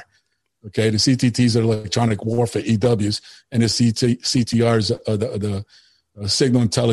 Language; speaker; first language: English; early bilingual, other home language; Spanish